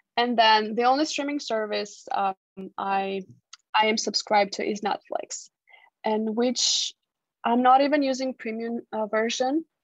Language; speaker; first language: English; non-native, fluent; Georgian